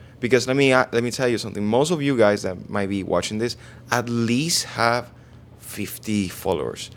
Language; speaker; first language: English; non-native, fluent; Spanish